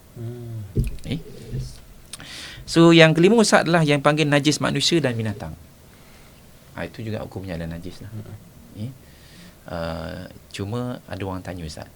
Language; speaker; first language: Malay; native; Malay